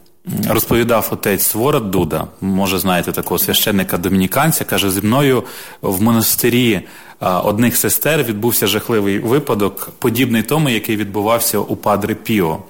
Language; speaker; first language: Ukrainian; native; Ukrainian